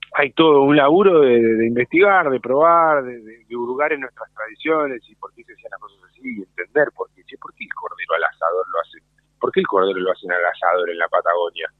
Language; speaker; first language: Spanish; native; Spanish